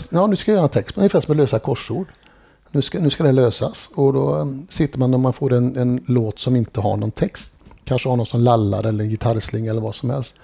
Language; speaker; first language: Swedish; native; Swedish